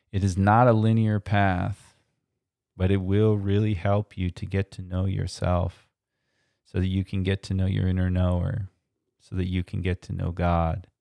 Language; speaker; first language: English; early bilingual, other home language; German